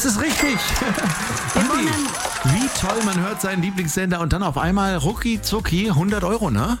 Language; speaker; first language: German; native; German